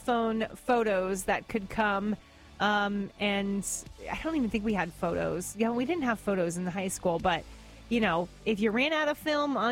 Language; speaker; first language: English; native; English